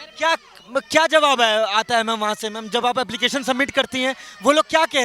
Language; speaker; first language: Hindi; native; Hindi